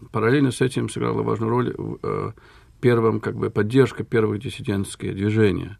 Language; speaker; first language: Russian; early bilingual, heritage; Russian